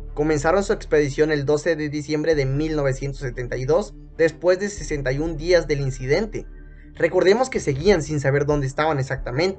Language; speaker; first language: Spanish; native; Spanish